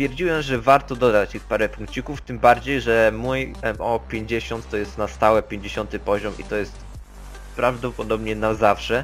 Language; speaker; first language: Polish; native; Polish